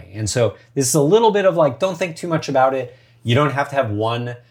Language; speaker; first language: English; native; English